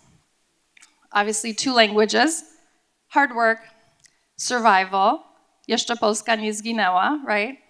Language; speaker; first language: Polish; early bilingual, heritage; Polish